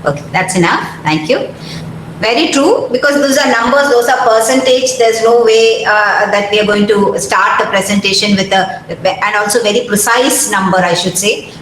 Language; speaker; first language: English; non-native, local second language; Malayalam